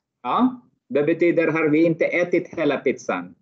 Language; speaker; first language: Swedish; non-native, learner; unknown